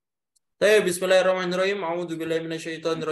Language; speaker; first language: Arabic; non-native, fluent; Indonesian